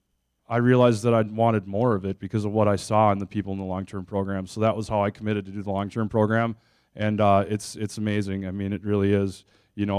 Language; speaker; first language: English; native; English